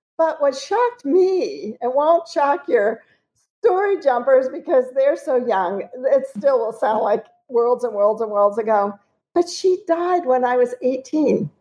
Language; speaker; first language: English; early bilingual, other home language; German